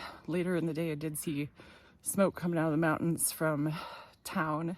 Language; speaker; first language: English; native; English